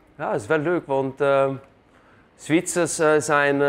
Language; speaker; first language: Dutch; non-native, fluent; German